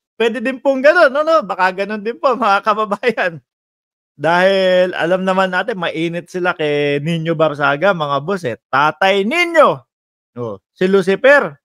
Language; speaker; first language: Filipino; native; Filipino